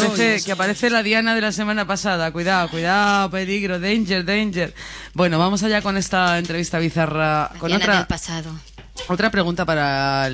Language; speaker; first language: Spanish; native; Spanish